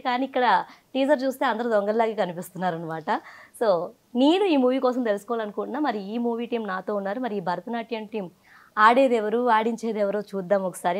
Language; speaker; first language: Telugu; native; Telugu